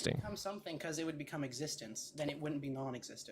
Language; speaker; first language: English; native; English